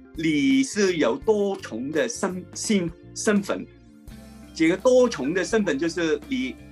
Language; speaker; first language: Chinese; non-native, local second language; Cantonese